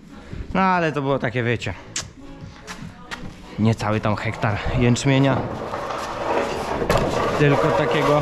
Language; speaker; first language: Polish; native; Polish